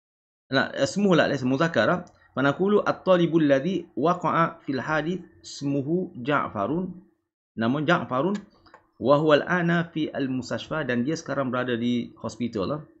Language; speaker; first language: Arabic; non-native, fluent; Malay